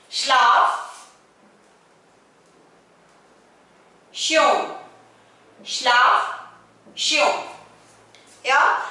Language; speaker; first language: German; non-native, fluent; Hindi